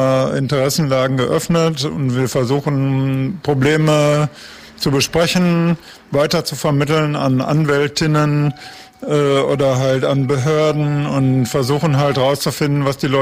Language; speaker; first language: German; native; German